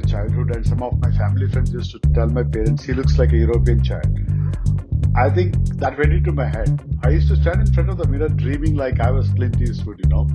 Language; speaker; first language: English; non-native, local second language; Kannada